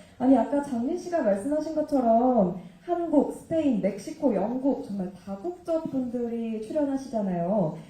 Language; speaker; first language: Korean; native; Korean